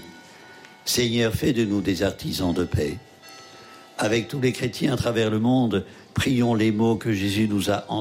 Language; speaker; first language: French; native; French